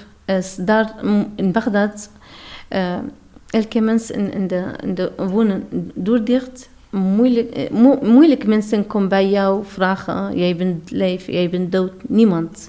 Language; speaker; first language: Dutch; non-native, learner; Arabic